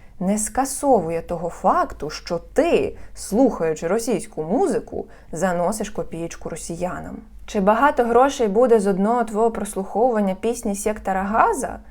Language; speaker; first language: Ukrainian; non-native, local second language; Russian